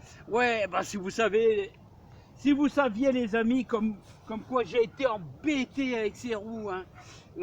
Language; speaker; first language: French; native; French